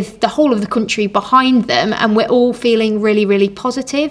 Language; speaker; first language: English; native; English